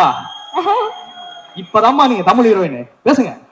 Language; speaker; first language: Tamil; native; Tamil